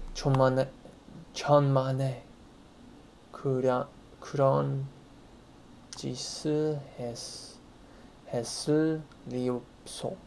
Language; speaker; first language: Korean; non-native, learner; English